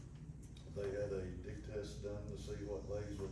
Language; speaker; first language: English; native; English